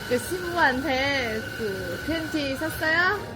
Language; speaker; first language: Korean; non-native, learner; Vietnamese